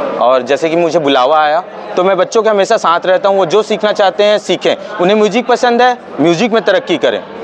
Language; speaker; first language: Hindi; native; Hindi